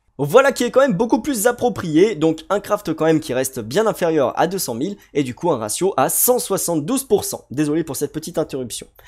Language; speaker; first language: French; native; French